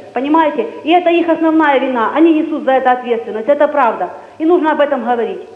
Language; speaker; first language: Russian; native; Russian